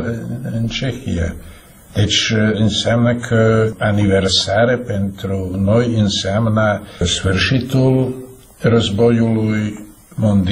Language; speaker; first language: Romanian; non-native, fluent; Slovak